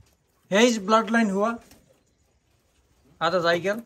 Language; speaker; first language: Arabic; non-native, learner; Bangla